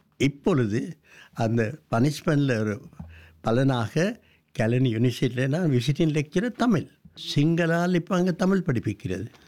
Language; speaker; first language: Tamil; non-native, local second language; Sinhala